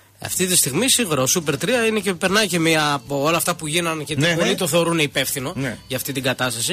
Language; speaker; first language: Greek; native; Greek